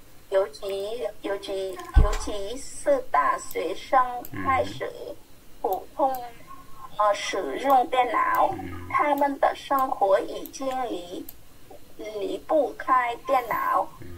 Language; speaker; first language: Chinese; non-native, learner; Vietnamese